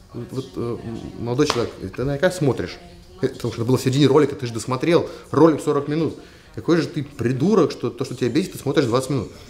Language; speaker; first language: Russian; native; Russian